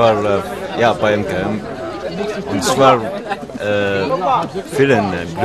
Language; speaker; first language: German; non-native, learner; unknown